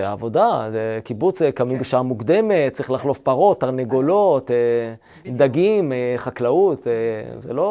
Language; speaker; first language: Hebrew; native; Hebrew